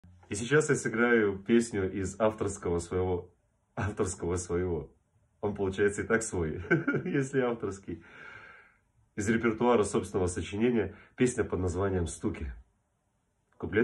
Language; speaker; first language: Russian; native; Russian